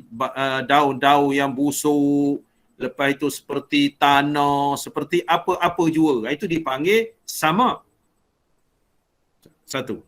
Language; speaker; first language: Malay; native; Malay